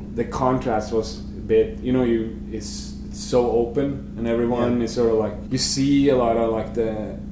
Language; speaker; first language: English; non-native, fluent; Norwegian